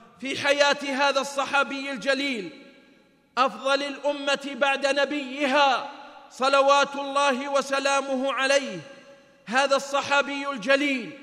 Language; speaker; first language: Arabic; native; Arabic